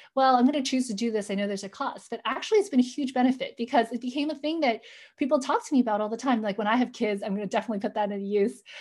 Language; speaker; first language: English; native; English